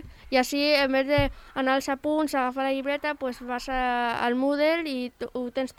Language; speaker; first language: Catalan; non-native, local second language; Spanish